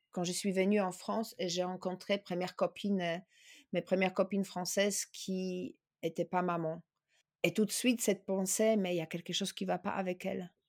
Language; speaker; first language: French; non-native, fluent; Polish